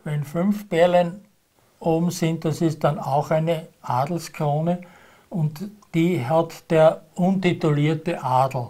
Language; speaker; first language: German; native; German